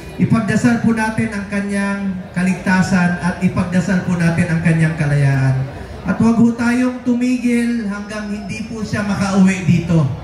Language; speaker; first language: Filipino; non-native, local second language; Cebuano